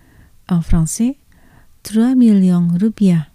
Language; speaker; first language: French; non-native, fluent; Indonesian